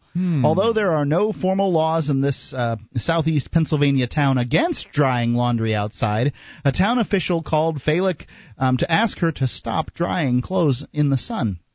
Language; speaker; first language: English; native; English